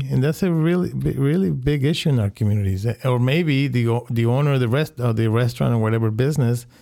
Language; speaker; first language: English; non-native, fluent; Spanish